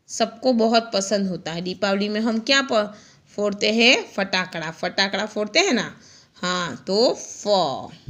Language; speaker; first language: Hindi; non-native, local second language; Gujarati